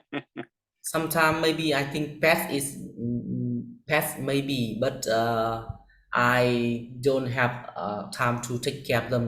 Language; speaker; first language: English; non-native, learner; Vietnamese